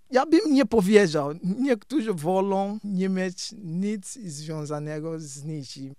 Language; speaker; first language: Polish; non-native, fluent; Kongo